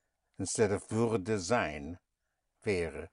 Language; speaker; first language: German; non-native, fluent; English